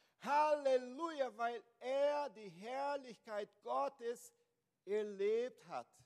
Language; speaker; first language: German; non-native, fluent; Portuguese